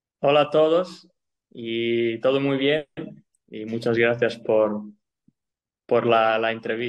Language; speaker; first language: Spanish; non-native, fluent; Italian